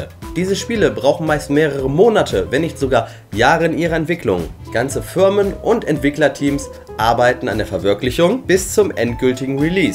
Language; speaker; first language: German; native; German